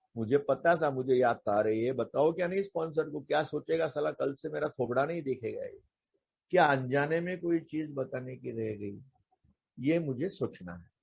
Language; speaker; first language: Hindi; non-native, local second language; Marathi